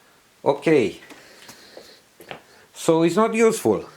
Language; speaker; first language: English; non-native, learner; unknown